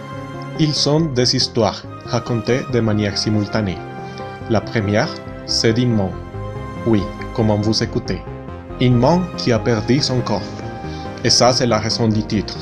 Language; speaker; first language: French; non-native, learner; Spanish